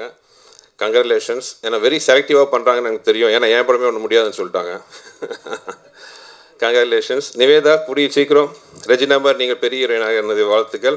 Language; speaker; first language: Tamil; native; Tamil